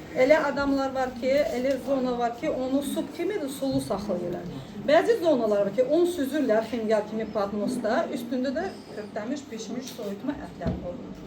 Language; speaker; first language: Azerbaijani; non-native, local second language; Lezghian